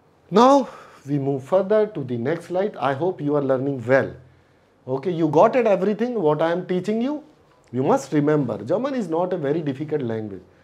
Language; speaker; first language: English; non-native, local second language; Hindi